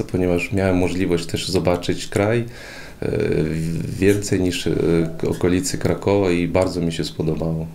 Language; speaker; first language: Polish; non-native, fluent; Russian